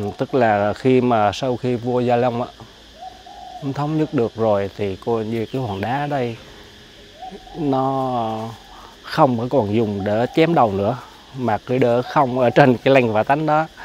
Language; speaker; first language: Vietnamese; native; Vietnamese